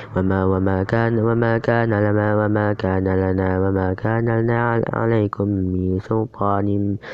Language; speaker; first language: Arabic; non-native, learner; Indonesian